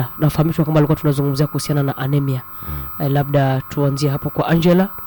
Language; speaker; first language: Swahili; native; Swahili